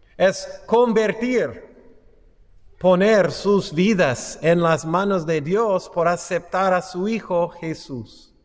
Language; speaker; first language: Spanish; non-native, fluent; English